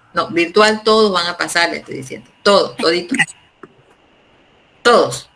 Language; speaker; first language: Spanish; native; Spanish